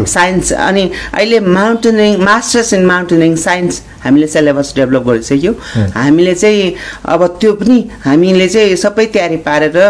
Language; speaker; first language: Nepali; non-native, local second language; Sherpa